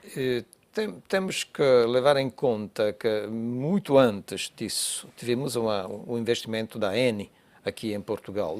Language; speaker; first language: Portuguese; non-native, fluent; Italian